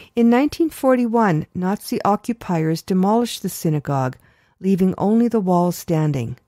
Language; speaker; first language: English; native; English